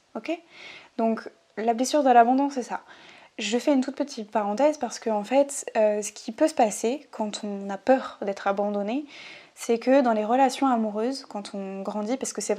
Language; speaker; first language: French; native; French